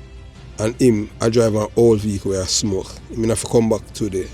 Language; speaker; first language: English; native; English